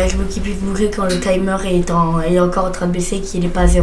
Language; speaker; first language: French; native; French